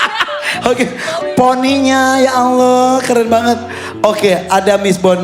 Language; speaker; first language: Indonesian; native; Indonesian